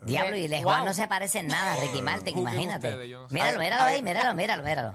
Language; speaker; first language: Spanish; native; Spanish